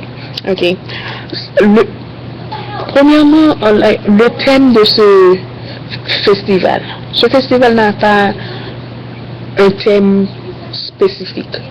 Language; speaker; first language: French; non-native, learner; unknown